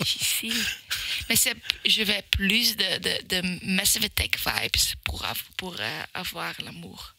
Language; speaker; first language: French; non-native, local second language; Dutch